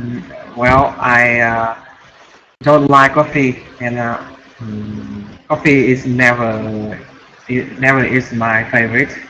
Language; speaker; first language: English; non-native, learner; Vietnamese